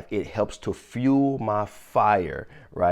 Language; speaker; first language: English; native; English